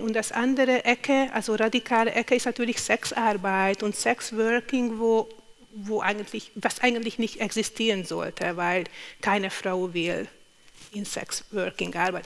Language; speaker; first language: German; non-native, fluent; Hungarian